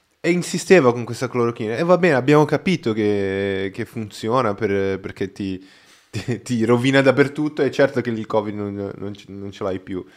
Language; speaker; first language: Italian; non-native, fluent; Portuguese